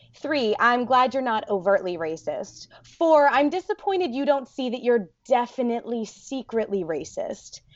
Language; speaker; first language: English; early bilingual, other home language; Arabic